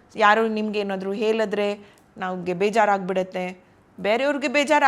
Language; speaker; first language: Kannada; non-native, local second language; Hindi